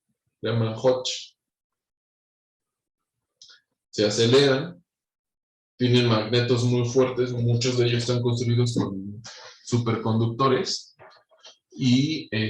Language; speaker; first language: Spanish; native; Spanish